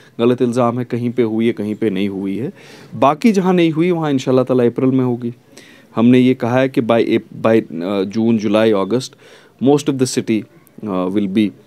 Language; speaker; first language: Hindi; non-native, local second language; Kashmiri